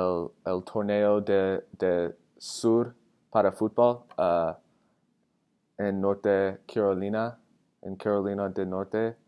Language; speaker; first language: Spanish; non-native, learner; English